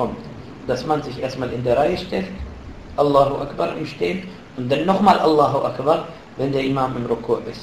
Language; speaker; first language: German; non-native, fluent; Arabic